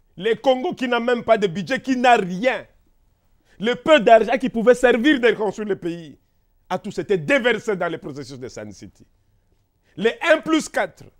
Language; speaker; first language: French; non-native, local second language; Kongo